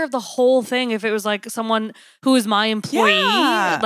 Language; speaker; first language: English; native; English